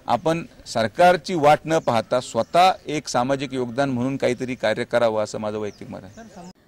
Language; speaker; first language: Marathi; native; Marathi